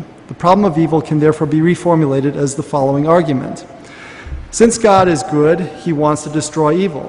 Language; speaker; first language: English; native; English